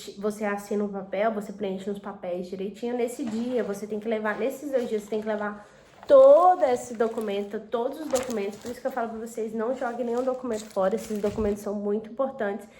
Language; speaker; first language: Portuguese; native; Portuguese